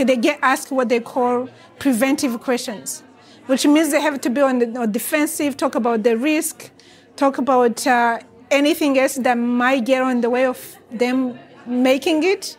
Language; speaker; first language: English; non-native, fluent; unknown